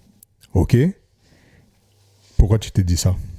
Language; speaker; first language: French; native; French